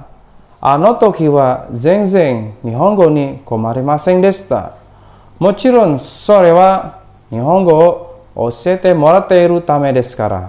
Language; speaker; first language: Japanese; non-native, fluent; Indonesian